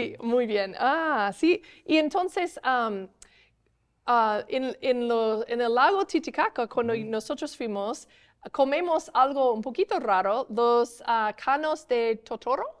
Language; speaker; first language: Spanish; non-native, learner; English